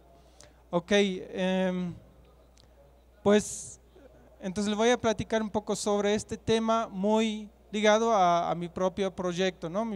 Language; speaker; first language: Spanish; non-native, fluent; German